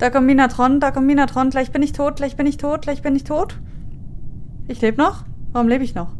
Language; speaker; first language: German; native; German